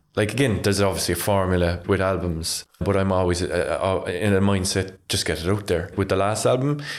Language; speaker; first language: English; native; English